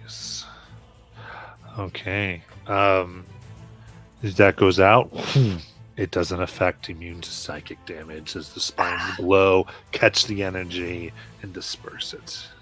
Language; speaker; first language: English; native; English